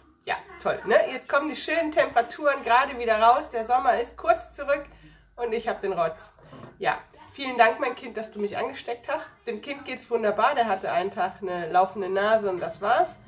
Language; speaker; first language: German; native; German